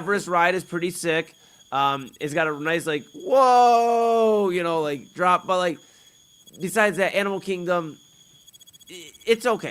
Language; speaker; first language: English; native; English